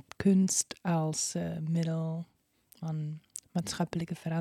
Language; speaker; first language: Dutch; non-native, fluent; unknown